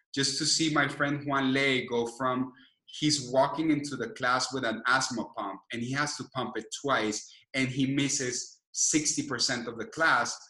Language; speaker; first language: English; non-native, fluent; Spanish